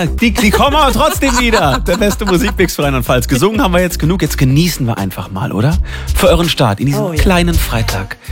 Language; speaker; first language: German; native; German